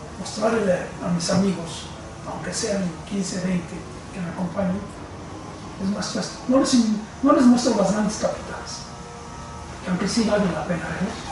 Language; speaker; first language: Spanish; non-native, fluent; Cantonese